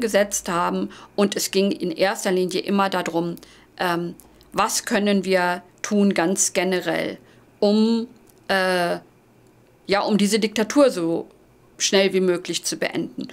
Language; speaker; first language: German; native; German